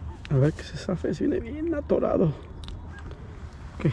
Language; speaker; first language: Spanish; early bilingual, heritage; Spanish